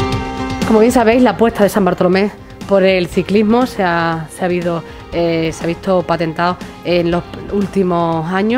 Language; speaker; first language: Spanish; native; Spanish